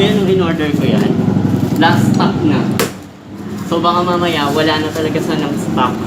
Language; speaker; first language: Filipino; native; Filipino